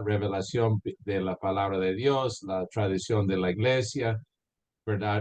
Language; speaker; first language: Spanish; early bilingual, heritage; Spanish